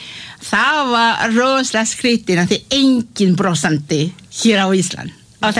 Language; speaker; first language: Icelandic; non-native, fluent; English